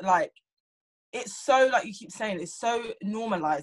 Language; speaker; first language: English; native; English